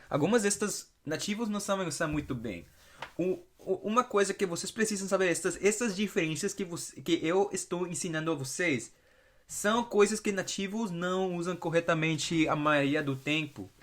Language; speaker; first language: Portuguese; non-native, fluent; English